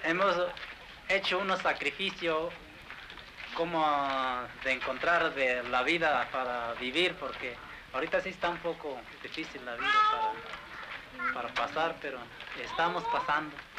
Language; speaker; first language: Spanish; non-native, local second language; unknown